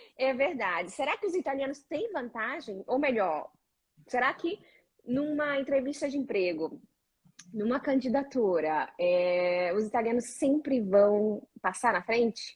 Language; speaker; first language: Portuguese; native; Portuguese